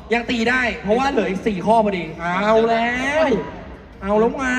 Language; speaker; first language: Thai; native; Thai